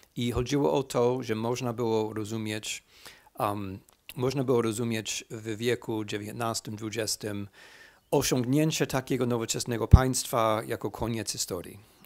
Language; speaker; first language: Polish; non-native, fluent; English